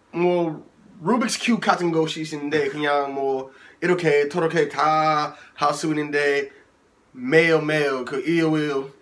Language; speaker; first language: Korean; non-native, fluent; English